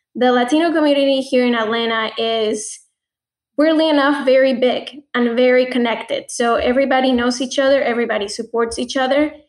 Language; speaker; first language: English; non-native, fluent; Spanish